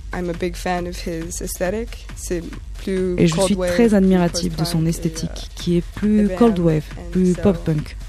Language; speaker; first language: French; non-native, fluent; English